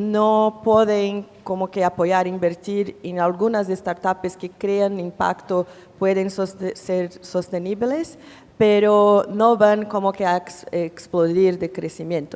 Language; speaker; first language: Spanish; non-native, fluent; Portuguese